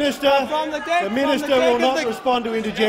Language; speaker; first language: English; native; English